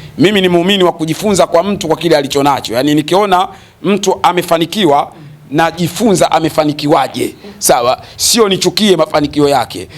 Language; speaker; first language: Swahili; native; Swahili